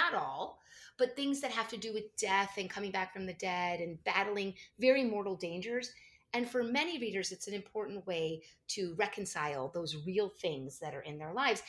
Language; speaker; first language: English; native; English